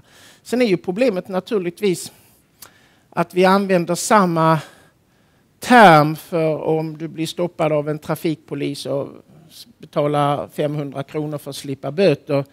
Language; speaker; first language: Swedish; native; Swedish